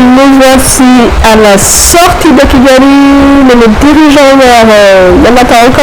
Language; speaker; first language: French; non-native, local second language; Rundi